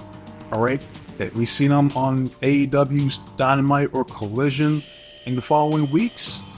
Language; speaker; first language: English; native; English